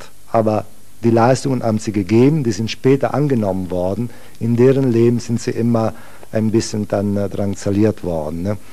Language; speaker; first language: German; non-native, fluent; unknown